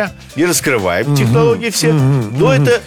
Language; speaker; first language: Russian; native; Russian